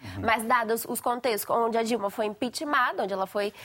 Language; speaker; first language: Portuguese; native; Portuguese